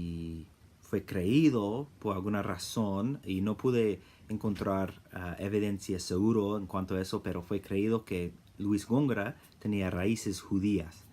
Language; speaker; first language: Spanish; non-native, fluent; English